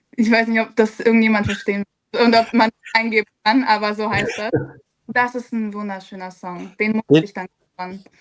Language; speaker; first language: German; early bilingual, other home language; Serbian